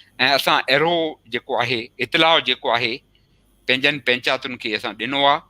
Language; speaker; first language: Sindhi; early bilingual, heritage; Sindhi